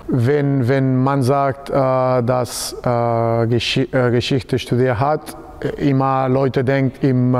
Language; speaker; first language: German; non-native, learner; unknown